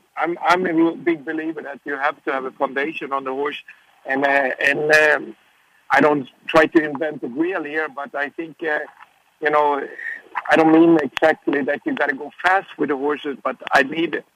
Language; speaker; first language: English; non-native, fluent; Swedish